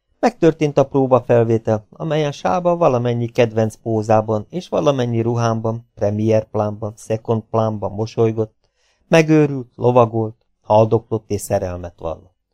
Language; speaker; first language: Hungarian; native; Hungarian